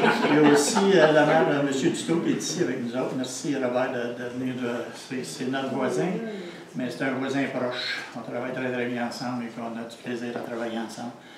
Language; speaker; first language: French; native; French